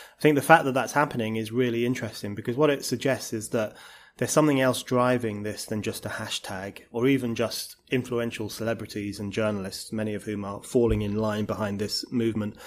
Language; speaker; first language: English; native; English